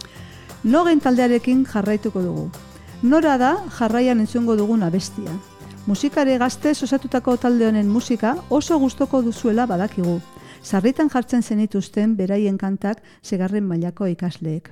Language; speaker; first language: Basque; native; Basque